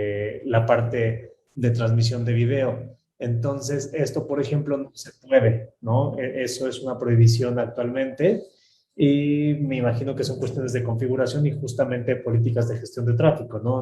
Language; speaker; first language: Spanish; native; Spanish